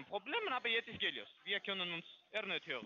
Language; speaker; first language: German; non-native, fluent; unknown